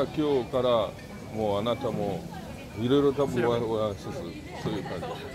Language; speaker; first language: Japanese; non-native, learner; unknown